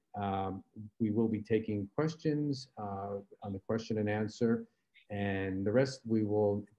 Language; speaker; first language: English; native; English